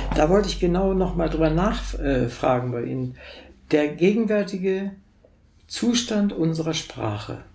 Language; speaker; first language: German; native; German